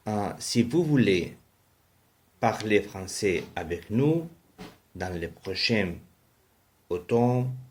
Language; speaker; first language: French; non-native, learner; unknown